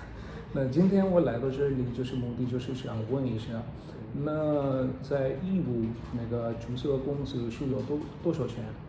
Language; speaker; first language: Chinese; non-native, fluent; Hindi